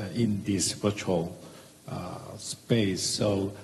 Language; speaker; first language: English; non-native, fluent; Korean